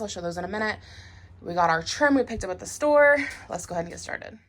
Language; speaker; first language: English; native; English